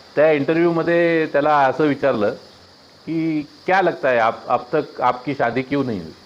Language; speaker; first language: Hindi; non-native, local second language; Marathi